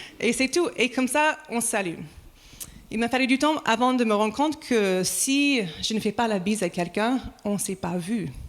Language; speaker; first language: French; non-native, fluent; English